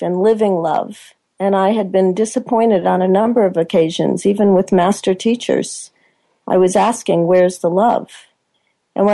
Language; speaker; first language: English; native; English